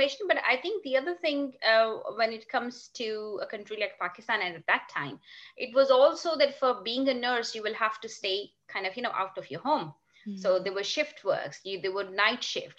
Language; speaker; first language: English; non-native, local second language; Urdu